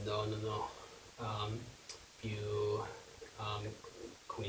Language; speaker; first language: Italian; non-native, learner; English